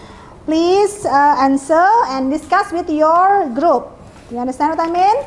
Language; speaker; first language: English; non-native, fluent; Indonesian